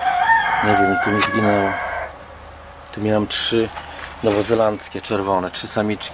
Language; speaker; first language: Polish; native; Polish